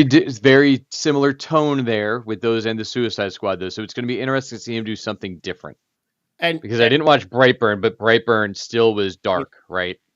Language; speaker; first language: English; native; English